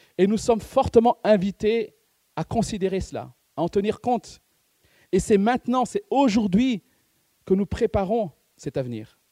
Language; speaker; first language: French; non-native, local second language; Malagasy